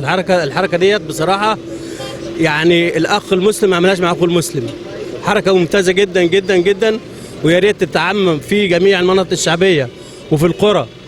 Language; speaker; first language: Arabic; native; Arabic